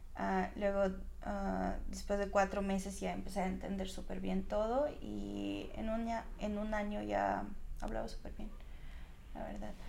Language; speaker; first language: Spanish; non-native, fluent; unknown